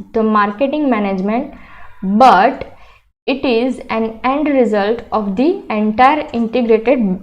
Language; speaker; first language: English; non-native, local second language; Gujarati